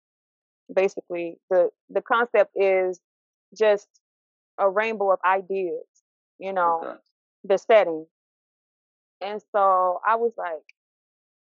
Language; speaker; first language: English; native; English